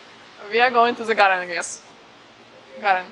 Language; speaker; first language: English; non-native, fluent; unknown